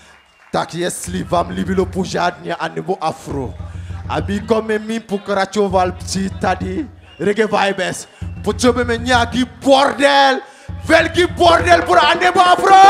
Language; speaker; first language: Czech; non-native, learner; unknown